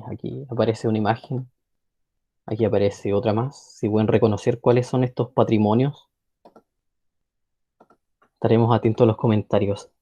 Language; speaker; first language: Spanish; native; Spanish